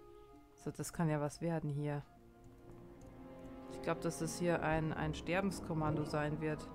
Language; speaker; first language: German; native; German